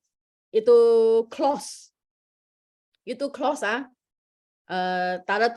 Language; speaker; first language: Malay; non-native, local second language; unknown